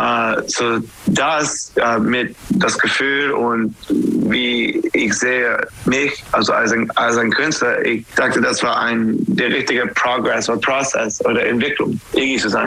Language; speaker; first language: German; non-native, learner; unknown